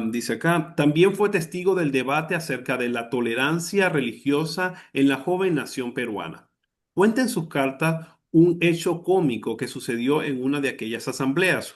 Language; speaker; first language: Spanish; native; Spanish